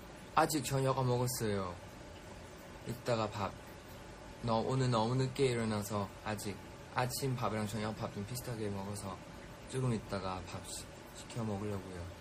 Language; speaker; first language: Korean; non-native, fluent; Thai